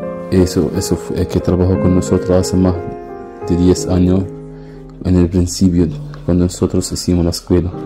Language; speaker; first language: Spanish; non-native, fluent; Arabic